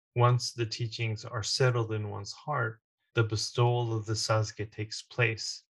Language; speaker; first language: English; native; English